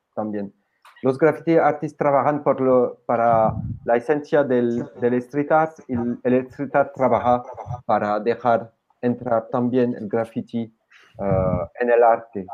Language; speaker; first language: Spanish; non-native, fluent; French